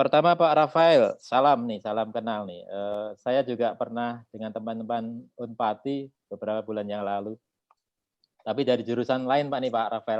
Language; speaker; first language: Indonesian; native; Indonesian